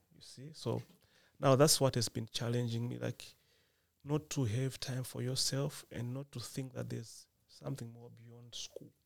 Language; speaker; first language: English; non-native, local second language; Nyanja